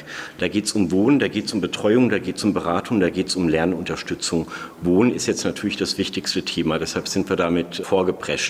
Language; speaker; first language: German; native; German